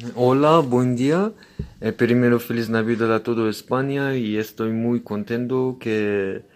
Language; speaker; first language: Spanish; non-native, learner; Persian